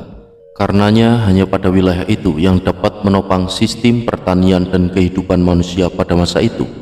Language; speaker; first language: Indonesian; native; Indonesian